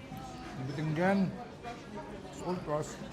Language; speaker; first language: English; non-native, learner; Arabic